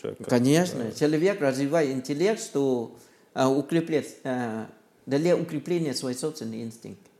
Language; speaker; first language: Russian; non-native, learner; Thai